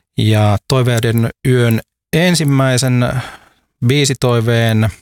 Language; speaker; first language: Finnish; native; Finnish